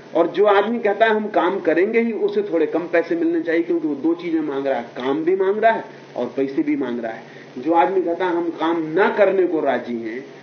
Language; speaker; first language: Hindi; native; Hindi